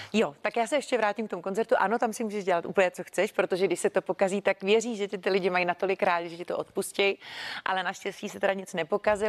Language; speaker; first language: Czech; native; Czech